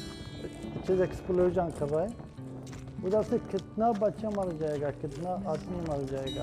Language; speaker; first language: Hindi; non-native, learner; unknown